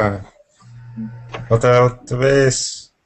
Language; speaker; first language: Spanish; non-native, fluent; English